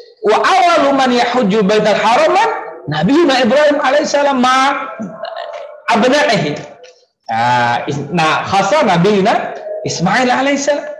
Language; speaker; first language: Arabic; non-native, fluent; Indonesian